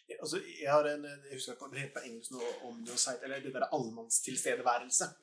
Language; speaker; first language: Norwegian; native; Norwegian